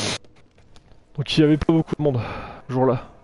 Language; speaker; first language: French; native; French